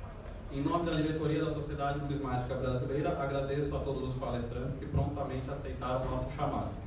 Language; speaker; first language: Portuguese; native; Portuguese